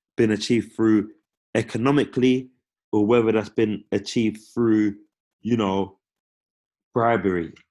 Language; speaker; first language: English; native; English